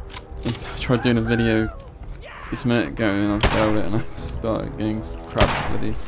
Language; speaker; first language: English; native; English